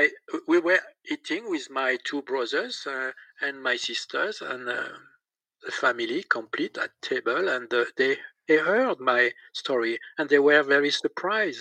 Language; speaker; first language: English; non-native, learner; French